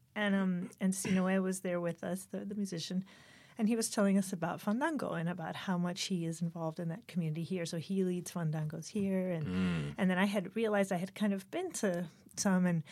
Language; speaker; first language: English; native; English